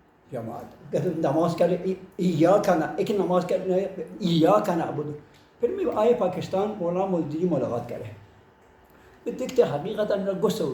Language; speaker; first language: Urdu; non-native, learner; Persian